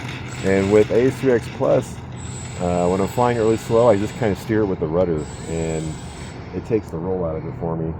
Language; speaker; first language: English; native; English